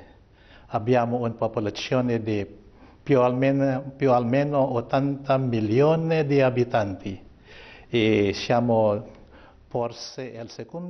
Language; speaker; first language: Italian; non-native, learner; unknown